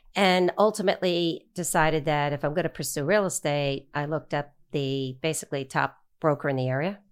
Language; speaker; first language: English; native; English